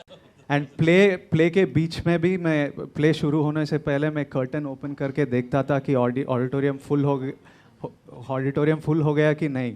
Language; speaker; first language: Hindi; non-native, local second language; Telugu